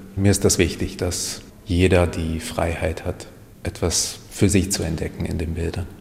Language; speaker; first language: German; non-native, fluent; Hungarian